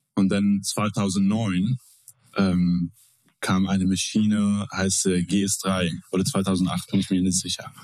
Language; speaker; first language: German; non-native, fluent; Arabic